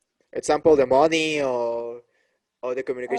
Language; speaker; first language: English; non-native, learner; Spanish